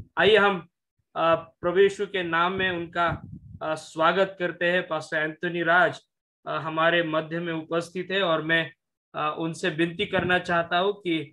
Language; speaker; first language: Hindi; non-native, local second language; Marathi